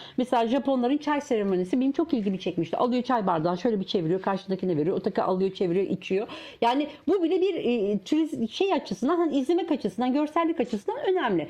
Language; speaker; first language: Turkish; native; Turkish